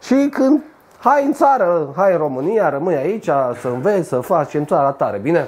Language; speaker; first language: Romanian; native; Romanian